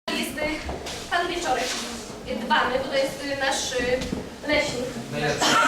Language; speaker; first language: Polish; non-native, learner; Ukrainian